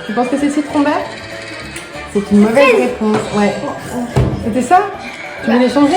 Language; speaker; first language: French; native; French